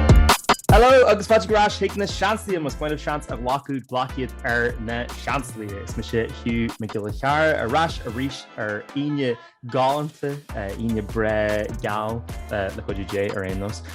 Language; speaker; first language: Irish; non-native, local second language; English